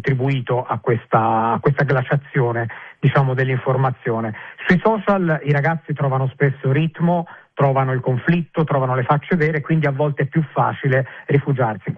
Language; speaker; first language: Italian; native; Italian